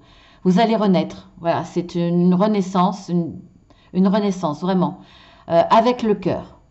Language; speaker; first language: French; native; French